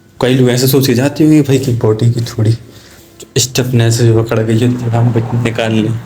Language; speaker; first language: Hindi; native; Hindi